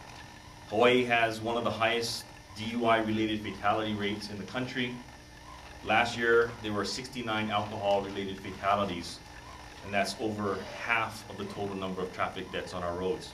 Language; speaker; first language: English; native; English